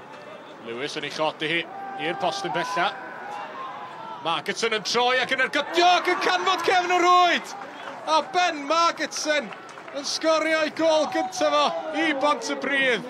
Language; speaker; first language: Welsh; native; Welsh